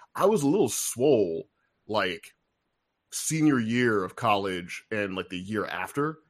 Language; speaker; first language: English; native; English